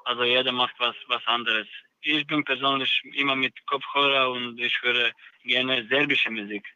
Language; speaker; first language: German; non-native, learner; Serbian